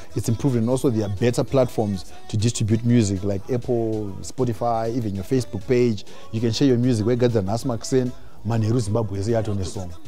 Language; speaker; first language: English; non-native, local second language; Shona